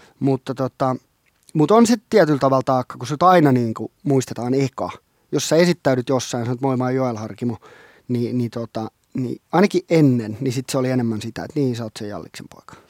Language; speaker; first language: Finnish; non-native, local second language; Swedish